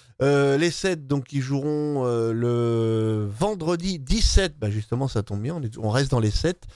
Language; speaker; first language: French; native; French